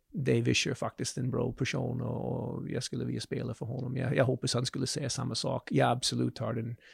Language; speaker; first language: Swedish; non-native, fluent; English